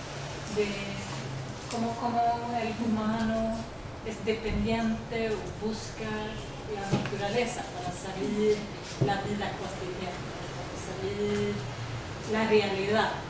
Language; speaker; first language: Spanish; non-native, learner; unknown